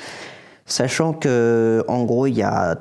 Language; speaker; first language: French; native; French